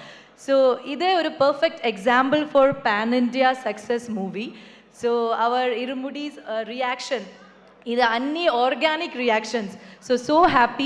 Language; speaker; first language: Telugu; non-native, learner; Malayalam